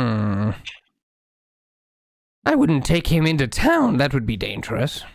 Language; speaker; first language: English; native; English